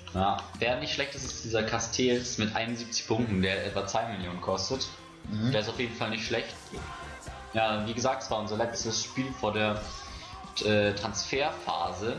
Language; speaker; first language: German; native; German